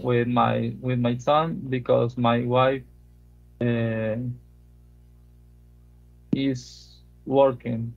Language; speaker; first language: English; non-native, learner; Spanish